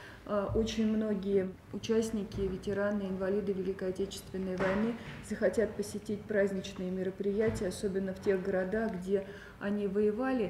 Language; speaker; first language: Russian; native; Russian